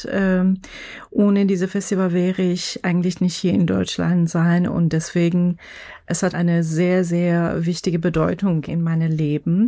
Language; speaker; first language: German; non-native, fluent; Persian